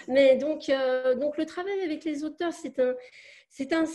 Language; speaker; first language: French; native; French